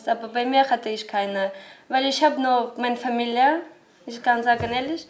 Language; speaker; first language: German; non-native, learner; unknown